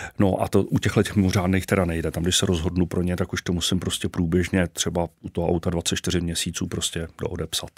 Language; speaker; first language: Czech; native; Czech